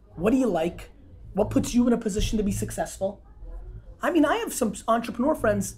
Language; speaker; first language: English; non-native, fluent; Russian